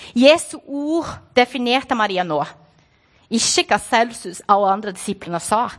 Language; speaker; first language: Norwegian; non-native, fluent; Portuguese